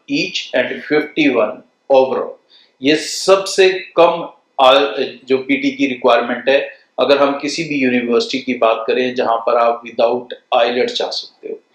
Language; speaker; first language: Hindi; non-native, local second language; Punjabi